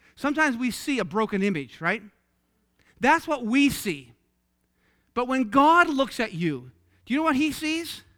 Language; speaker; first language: English; native; English